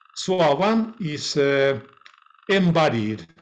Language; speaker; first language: English; non-native, fluent; Finnish